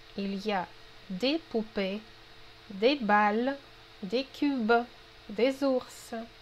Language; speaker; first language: French; non-native, fluent; Russian